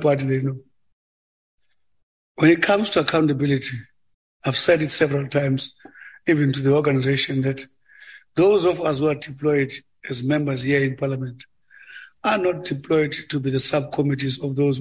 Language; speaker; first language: English; non-native, local second language; Xhosa